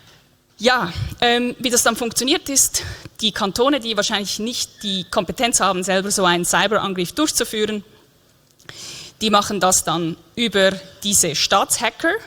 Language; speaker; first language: German; native; German